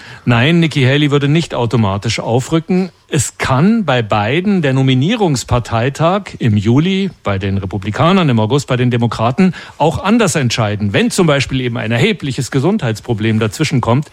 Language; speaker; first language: German; native; German